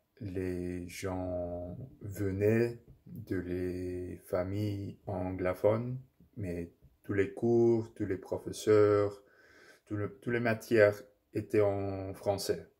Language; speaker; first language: French; non-native, local second language; English